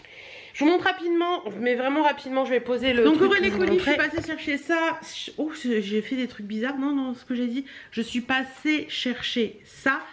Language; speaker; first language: French; native; French